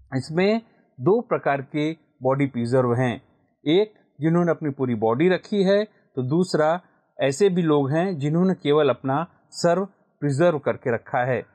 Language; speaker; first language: Hindi; non-native, local second language; Gujarati